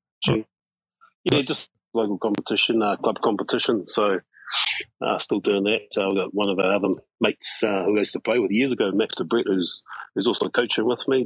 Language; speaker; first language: English; native; English